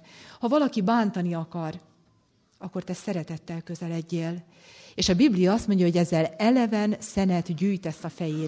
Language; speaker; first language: Hungarian; native; Hungarian